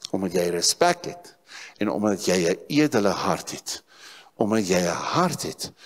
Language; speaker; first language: English; non-native, local second language; Afrikaans